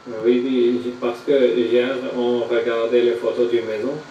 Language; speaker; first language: French; non-native, fluent; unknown